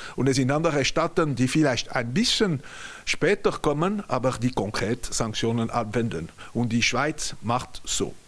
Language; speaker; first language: German; non-native, local second language; French